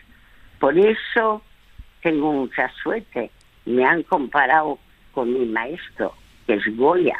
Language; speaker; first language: Spanish; early bilingual, other home language; French